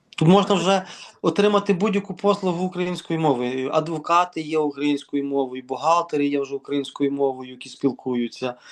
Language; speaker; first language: Ukrainian; native; Ukrainian